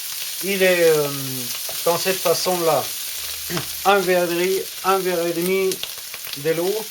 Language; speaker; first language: French; non-native, fluent; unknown